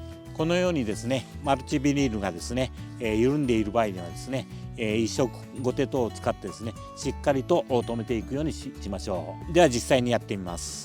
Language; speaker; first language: Japanese; native; Japanese